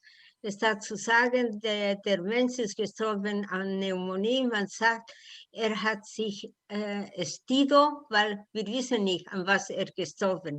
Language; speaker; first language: German; non-native, learner; Spanish